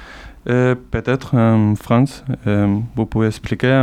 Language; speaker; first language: French; non-native, learner; Basque